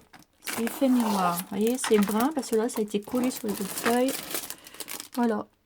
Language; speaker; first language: French; native; French